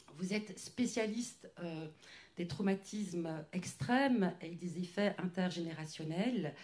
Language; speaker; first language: French; native; French